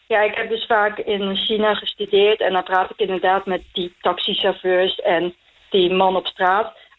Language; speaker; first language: Dutch; early bilingual, other home language; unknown